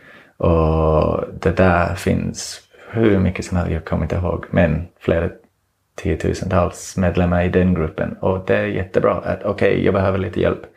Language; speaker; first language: Swedish; non-native, fluent; English